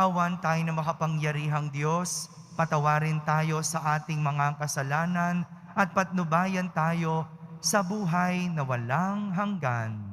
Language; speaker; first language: Filipino; native; Filipino